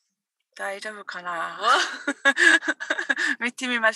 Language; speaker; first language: Japanese; non-native, learner; English